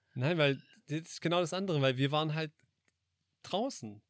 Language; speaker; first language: German; native; German